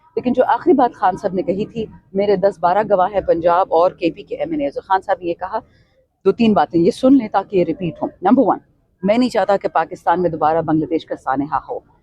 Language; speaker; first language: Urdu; non-native, local second language; Pashto